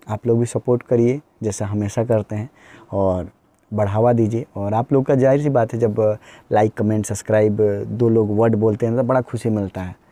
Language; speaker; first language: Hindi; native; Hindi